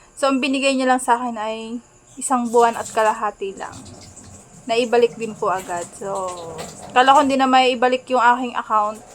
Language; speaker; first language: Filipino; native; Filipino